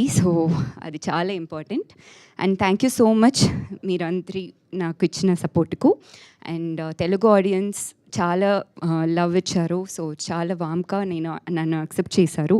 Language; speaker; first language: Telugu; non-native, fluent; Tamil